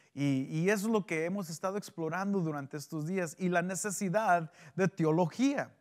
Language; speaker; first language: Spanish; early bilingual, heritage; Spanish